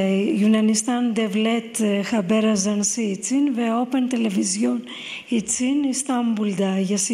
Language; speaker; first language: Turkish; non-native, fluent; Greek